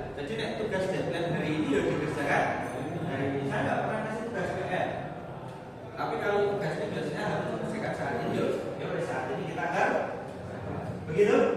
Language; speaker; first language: Indonesian; native; Indonesian